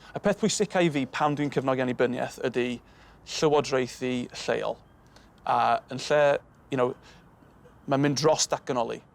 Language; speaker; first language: Welsh; native; Welsh